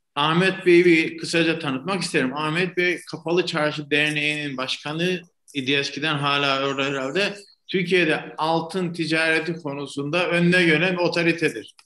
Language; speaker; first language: Turkish; native; Turkish